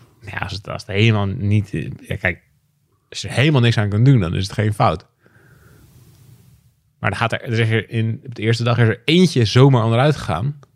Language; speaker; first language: Dutch; native; Dutch